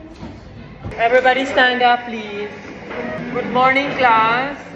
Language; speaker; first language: English; non-native, local second language; Filipino